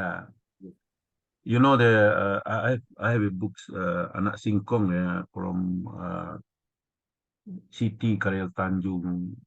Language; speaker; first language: English; non-native, learner; Indonesian